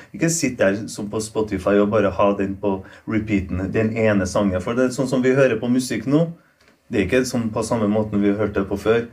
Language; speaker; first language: Norwegian; non-native, local second language; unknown